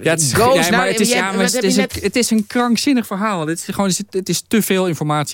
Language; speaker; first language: Dutch; native; Dutch